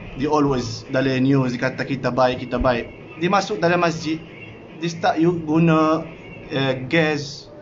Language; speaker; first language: Malay; non-native, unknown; Arabic